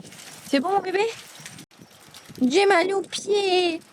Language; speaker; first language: French; native; French